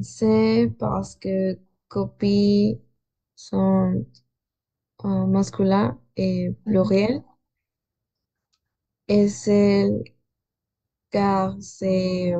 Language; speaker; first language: French; non-native, learner; Spanish